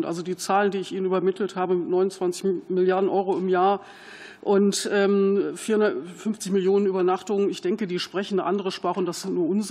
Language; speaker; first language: German; native; German